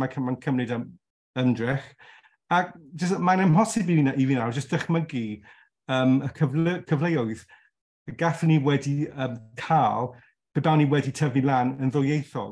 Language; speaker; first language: Welsh; non-native, local second language; English